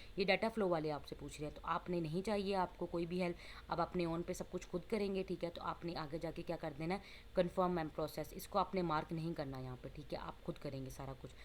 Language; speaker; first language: Hindi; non-native, local second language; Punjabi